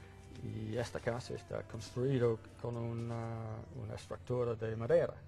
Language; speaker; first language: Spanish; non-native, fluent; English